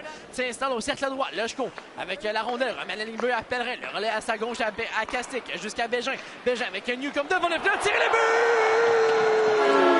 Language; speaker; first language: French; native; French